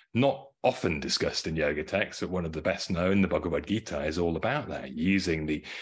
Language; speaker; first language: English; native; English